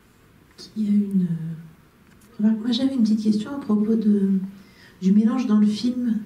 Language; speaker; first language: French; native; French